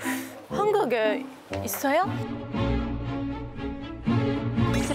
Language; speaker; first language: Korean; non-native, learner; Japanese